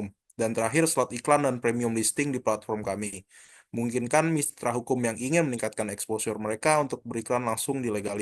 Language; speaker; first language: Indonesian; native; Indonesian